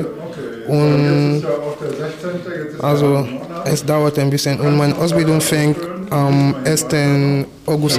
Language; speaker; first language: German; non-native, fluent; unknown